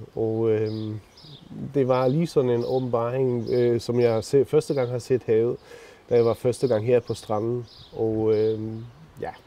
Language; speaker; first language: Danish; non-native, fluent; German